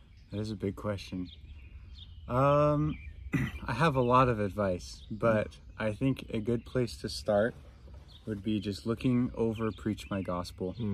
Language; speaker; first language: English; native; English